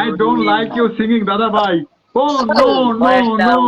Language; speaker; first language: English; non-native, learner; Bangla